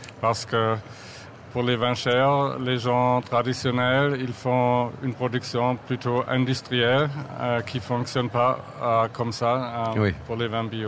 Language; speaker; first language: French; non-native, fluent; German